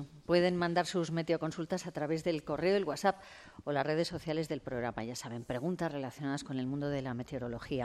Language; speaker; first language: Spanish; native; Spanish